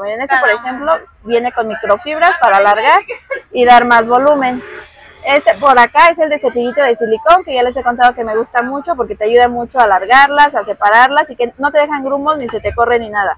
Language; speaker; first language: Spanish; native; Spanish